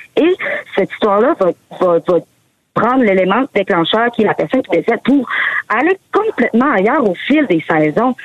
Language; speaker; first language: French; native; French